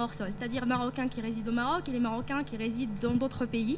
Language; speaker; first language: French; non-native, local second language; Arabic